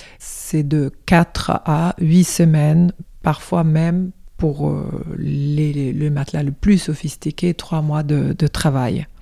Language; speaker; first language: French; non-native, fluent; Swedish